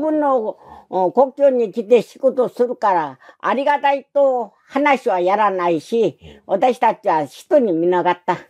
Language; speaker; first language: Japanese; non-native, learner; Korean